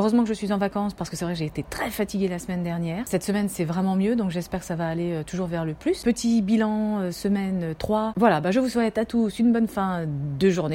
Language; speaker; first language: French; native; French